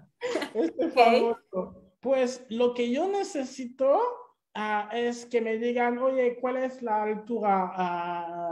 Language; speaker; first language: Spanish; non-native, fluent; French